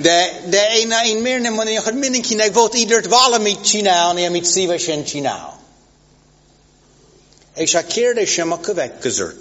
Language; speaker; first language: Hungarian; non-native, fluent; English